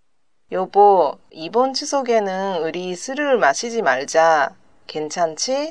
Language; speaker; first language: Korean; non-native, learner; Japanese